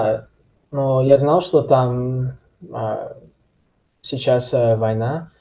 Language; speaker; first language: Russian; early bilingual, heritage; Russian